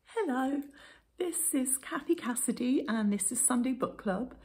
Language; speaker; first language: English; native; English